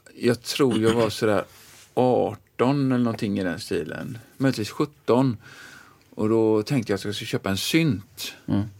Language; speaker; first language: Swedish; native; Swedish